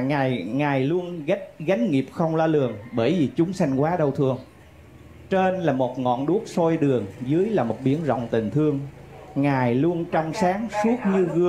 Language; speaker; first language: Vietnamese; native; Vietnamese